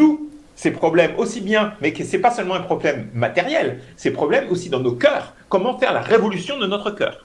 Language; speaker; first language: French; native; French